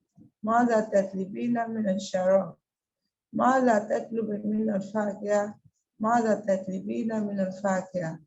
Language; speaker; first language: Arabic; non-native, learner; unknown